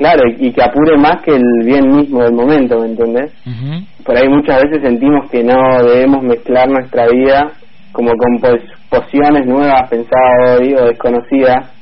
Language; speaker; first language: Spanish; native; Spanish